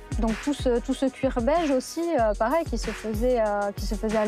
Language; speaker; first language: French; native; French